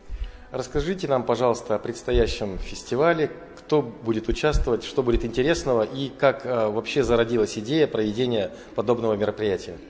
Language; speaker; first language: Russian; native; Russian